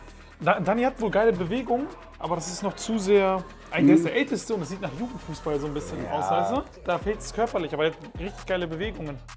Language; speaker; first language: German; native; German